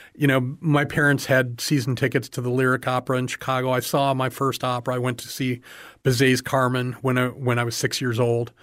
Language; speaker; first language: English; native; English